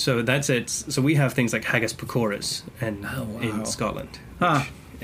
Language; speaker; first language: English; native; English